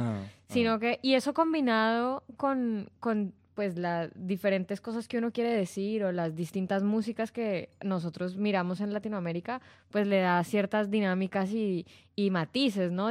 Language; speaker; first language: Spanish; native; Spanish